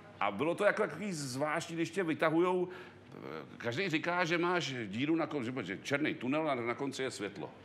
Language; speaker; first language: Czech; native; Czech